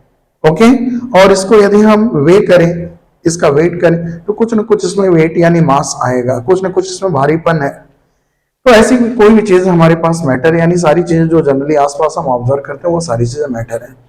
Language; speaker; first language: Hindi; native; Hindi